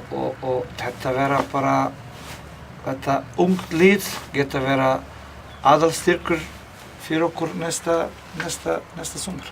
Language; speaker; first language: Icelandic; non-native, learner; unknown